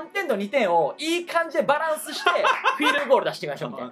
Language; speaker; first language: Japanese; native; Japanese